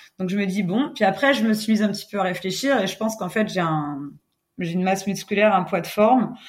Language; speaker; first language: French; non-native, fluent; English